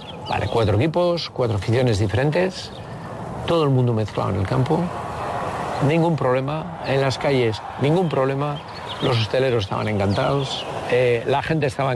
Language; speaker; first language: Spanish; native; Spanish